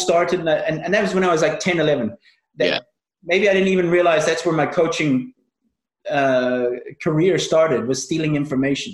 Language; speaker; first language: English; native; English